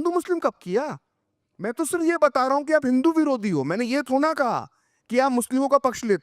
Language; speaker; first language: Hindi; native; Hindi